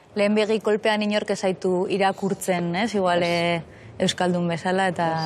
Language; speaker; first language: Basque; non-native, local second language; Spanish